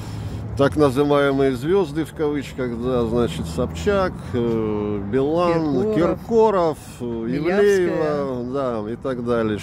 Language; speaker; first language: Russian; native; Russian